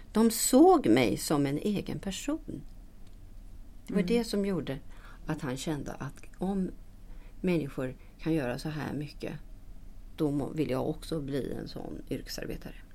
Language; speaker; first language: Swedish; native; Swedish